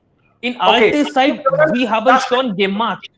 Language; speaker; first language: German; non-native, learner; Hindi